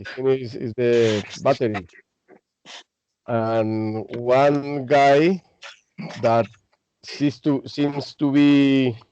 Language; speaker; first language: English; non-native, learner; Spanish